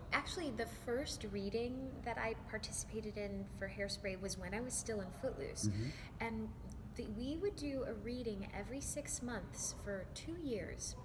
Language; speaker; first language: English; native; English